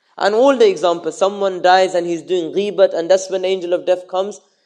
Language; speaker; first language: English; early bilingual, other home language; Urdu